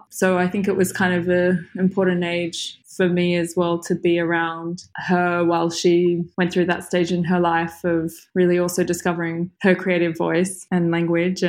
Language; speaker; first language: English; native; English